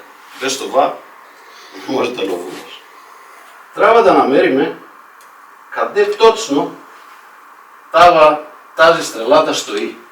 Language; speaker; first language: Bulgarian; non-native, fluent; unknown